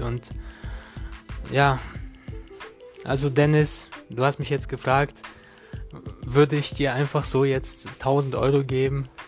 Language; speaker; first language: German; non-native, learner; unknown